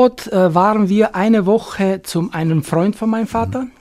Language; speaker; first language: German; non-native, fluent; Albanian